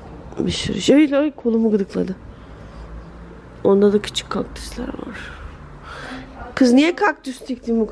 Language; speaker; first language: Turkish; native; Turkish